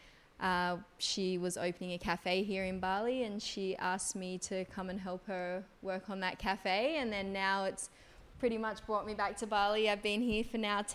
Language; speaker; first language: English; native; English